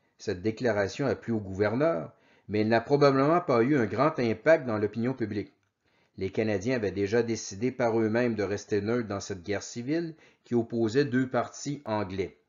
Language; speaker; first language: French; native; French